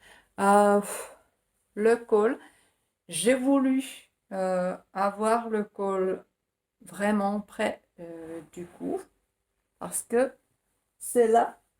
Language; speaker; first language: French; non-native, fluent; Finnish